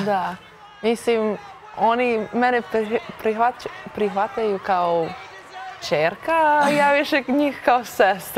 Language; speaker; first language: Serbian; early bilingual, heritage; Serbian